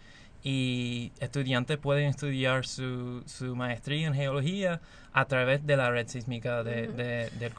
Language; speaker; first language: Spanish; non-native, fluent; English